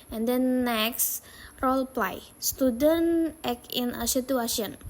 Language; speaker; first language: English; non-native, learner; Indonesian